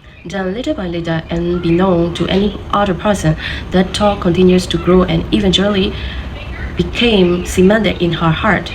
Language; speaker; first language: English; non-native, learner; Burmese